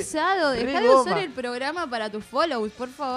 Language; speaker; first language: Spanish; native; Spanish